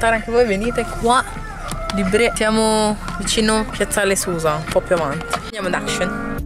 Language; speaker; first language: Italian; early bilingual, other home language; Filipino